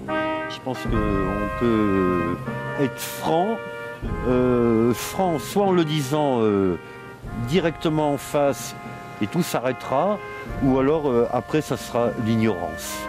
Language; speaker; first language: French; native; French